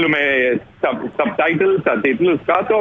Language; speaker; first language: Greek; non-native, fluent; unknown